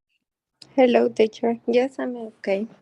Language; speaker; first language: English; non-native, learner; Spanish